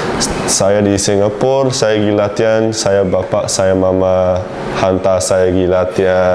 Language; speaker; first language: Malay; non-native, learner; English